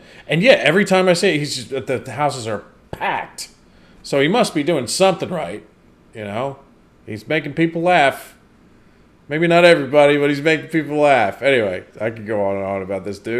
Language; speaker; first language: English; native; English